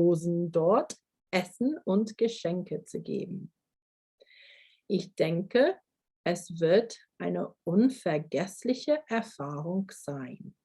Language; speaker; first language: German; non-native, fluent; English